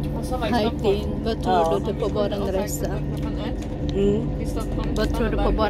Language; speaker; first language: Swedish; non-native, learner; Filipino